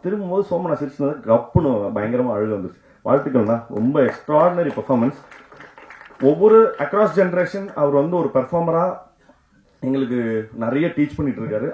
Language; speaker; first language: Tamil; native; Tamil